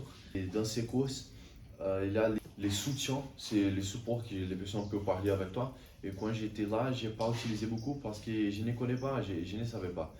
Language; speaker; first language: French; non-native, learner; Portuguese